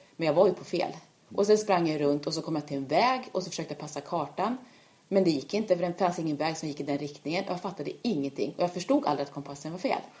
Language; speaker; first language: Swedish; native; Swedish